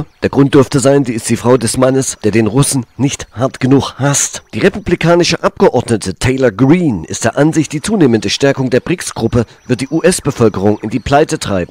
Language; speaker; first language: German; native; German